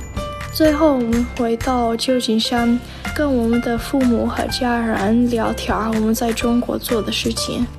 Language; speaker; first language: Chinese; non-native, learner; English